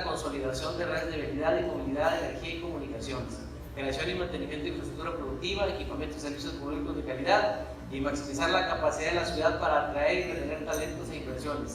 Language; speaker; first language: Spanish; native; Spanish